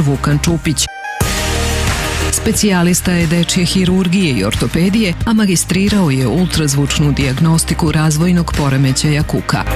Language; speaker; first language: Serbian; native; Serbian